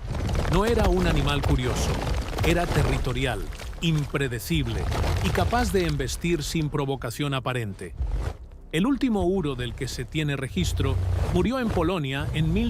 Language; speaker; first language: Spanish; native; Spanish